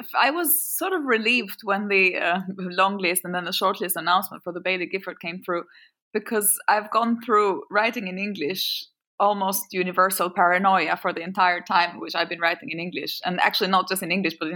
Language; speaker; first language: English; non-native, fluent; French